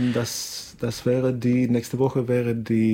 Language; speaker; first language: German; non-native, fluent; Spanish